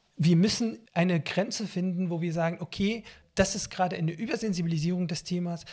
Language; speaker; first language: German; non-native, fluent; Arabic